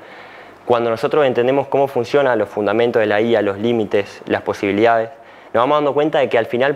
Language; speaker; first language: Spanish; native; Spanish